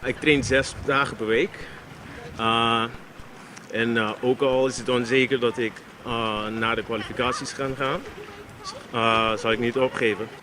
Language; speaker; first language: Dutch; non-native, local second language; Papiamento